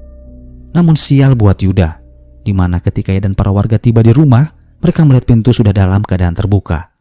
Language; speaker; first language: Indonesian; native; Indonesian